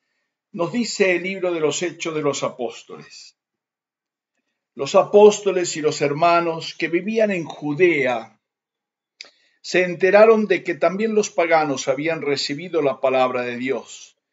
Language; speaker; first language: Spanish; native; Spanish